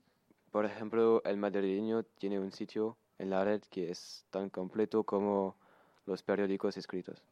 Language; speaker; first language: Spanish; non-native, learner; French